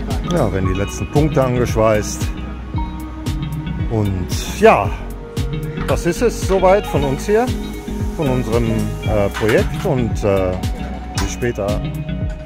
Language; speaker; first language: German; native; German